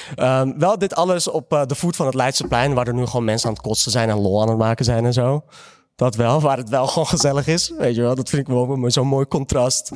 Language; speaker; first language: Dutch; early bilingual, other home language; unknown